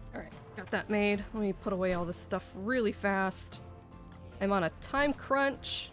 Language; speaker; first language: English; native; English